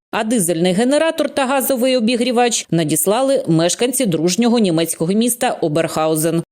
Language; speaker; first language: Ukrainian; native; Ukrainian